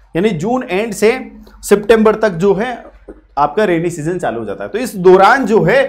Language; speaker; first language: Hindi; native; Hindi